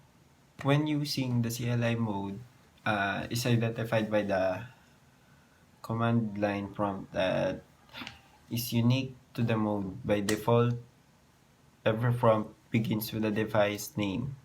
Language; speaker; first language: English; non-native, local second language; Filipino